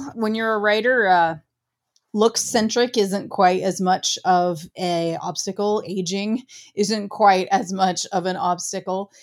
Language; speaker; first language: English; native; English